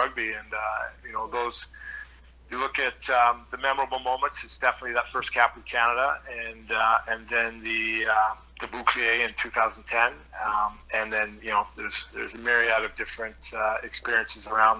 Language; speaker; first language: English; native; English